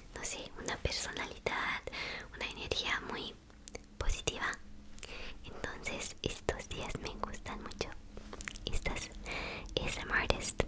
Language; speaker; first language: Spanish; non-native, fluent; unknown